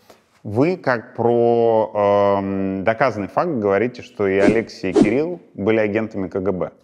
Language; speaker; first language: Russian; native; Russian